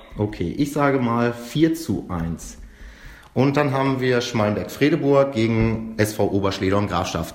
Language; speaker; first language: German; native; German